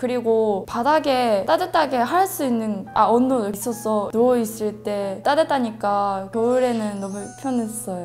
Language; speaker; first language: Korean; non-native, learner; Japanese